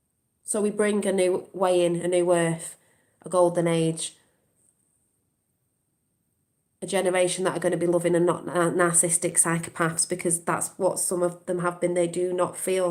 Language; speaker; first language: English; native; English